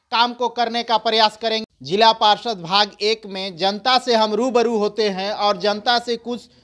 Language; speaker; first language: Hindi; native; Hindi